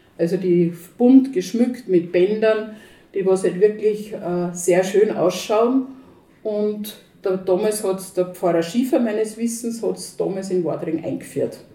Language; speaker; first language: German; native; German